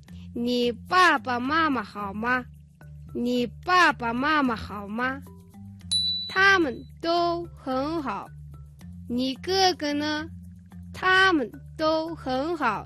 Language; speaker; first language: Chinese; non-native, fluent; Mongolian